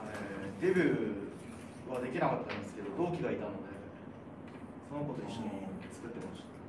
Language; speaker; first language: Japanese; native; Japanese